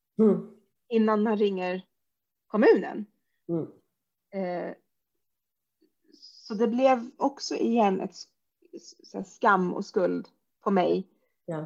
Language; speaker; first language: Swedish; early bilingual, other home language; Arabic